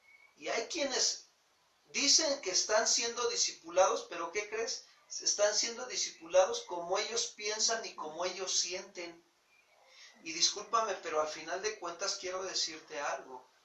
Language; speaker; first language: Spanish; native; Spanish